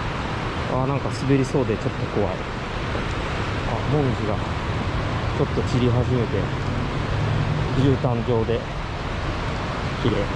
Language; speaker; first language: Japanese; native; Japanese